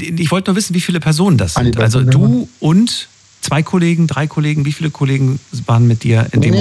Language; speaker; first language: German; native; German